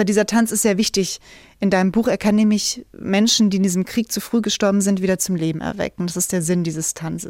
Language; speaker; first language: German; native; German